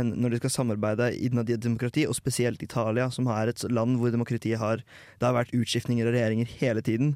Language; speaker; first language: Norwegian; native; Norwegian